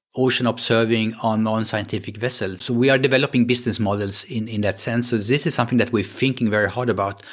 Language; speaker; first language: English; non-native, fluent; Swedish